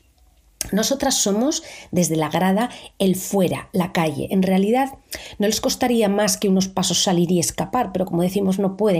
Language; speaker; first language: Spanish; native; Spanish